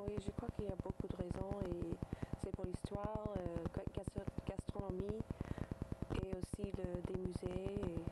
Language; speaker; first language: French; non-native, learner; English